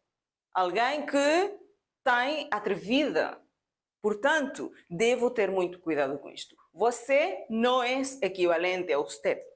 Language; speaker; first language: Portuguese; non-native, fluent; Spanish